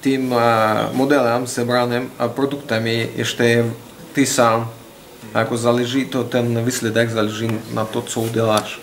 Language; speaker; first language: Czech; non-native, learner; Russian